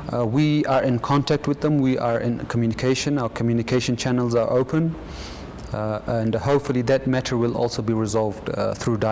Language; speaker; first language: English; non-native, fluent; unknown